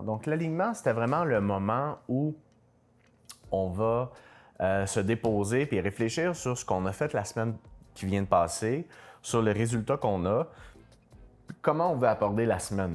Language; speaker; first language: French; native; French